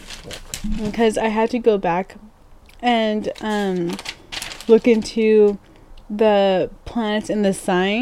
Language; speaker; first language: English; native; English